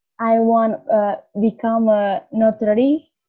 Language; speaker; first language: English; non-native, learner; Indonesian